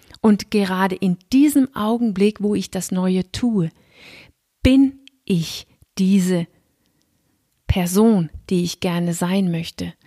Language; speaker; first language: German; non-native, fluent; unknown